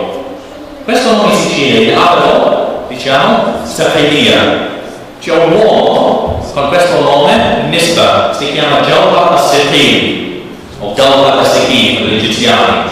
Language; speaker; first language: Italian; non-native, learner; English